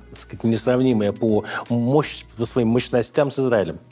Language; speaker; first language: Russian; native; Russian